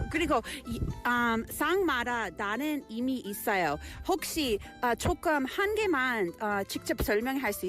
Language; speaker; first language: Korean; non-native, learner; English